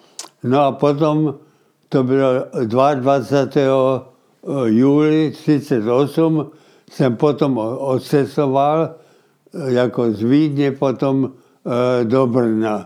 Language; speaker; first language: Czech; early bilingual, heritage; Czech